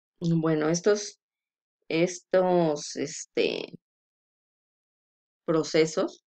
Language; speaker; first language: Spanish; native; Spanish